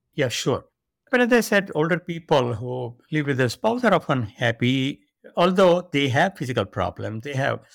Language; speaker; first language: English; non-native, local second language; Marathi